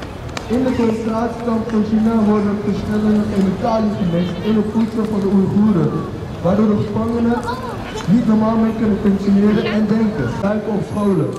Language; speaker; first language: Dutch; early bilingual, other home language; Uyghur